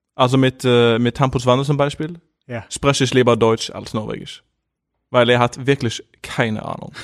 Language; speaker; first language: German; non-native, fluent; Norwegian